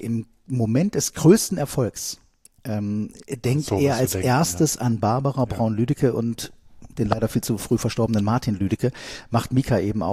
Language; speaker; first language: German; native; German